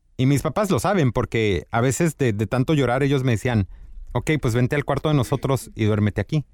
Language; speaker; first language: Spanish; native; Spanish